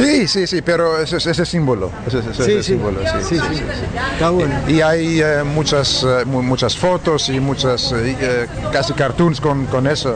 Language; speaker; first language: Spanish; non-native, fluent; Greek